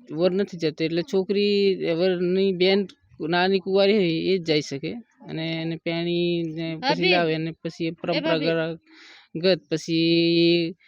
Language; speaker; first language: Gujarati; non-native, local second language; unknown